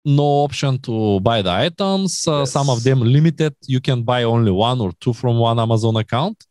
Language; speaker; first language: English; non-native, learner; Bulgarian